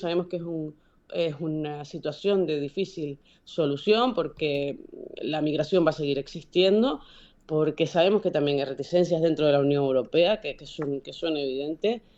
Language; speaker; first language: Spanish; native; Spanish